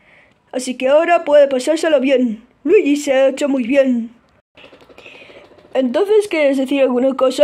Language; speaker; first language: Spanish; native; Spanish